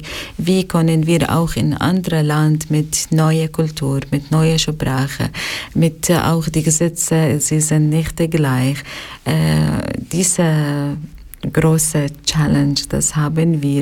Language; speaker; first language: German; non-native, learner; Arabic